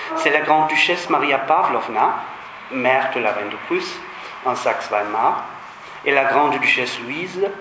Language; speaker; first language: French; non-native, fluent; German